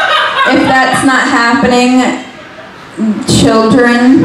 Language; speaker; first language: English; native; English